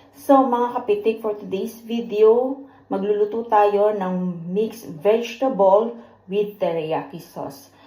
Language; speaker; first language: Filipino; non-native, local second language; Cebuano